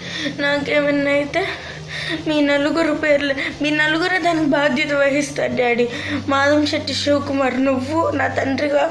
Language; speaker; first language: Telugu; native; Telugu